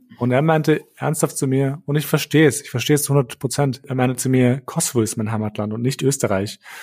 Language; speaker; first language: German; early bilingual, other home language; Albanian